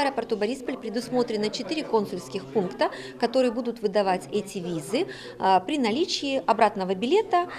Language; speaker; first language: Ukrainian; non-native, local second language; Russian